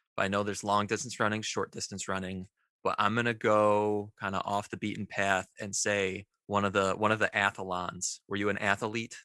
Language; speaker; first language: English; native; English